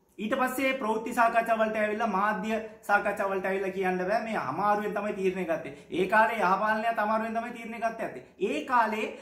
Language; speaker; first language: Sinhala; non-native, local second language; Tamil